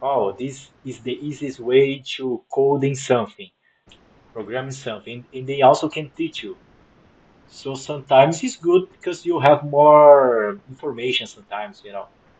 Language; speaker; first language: English; non-native, fluent; Portuguese